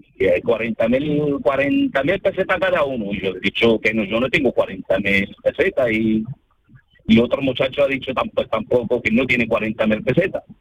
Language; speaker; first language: Spanish; early bilingual, other home language; Arabic